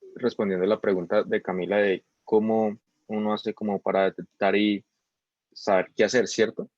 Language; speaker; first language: Spanish; native; Spanish